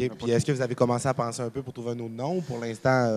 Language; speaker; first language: French; native; French